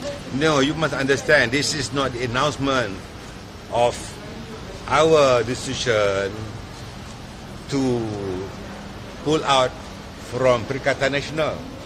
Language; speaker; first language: English; non-native, local second language; Malay